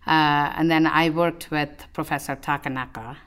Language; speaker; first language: English; non-native, local second language; Tamil